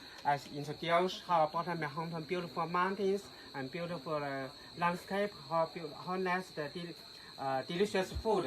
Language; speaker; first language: English; non-native, learner; Chinese